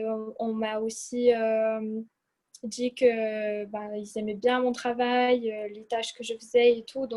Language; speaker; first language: French; early bilingual, other home language; Portuguese